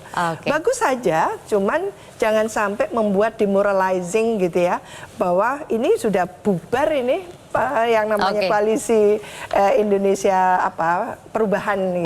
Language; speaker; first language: Indonesian; native; Indonesian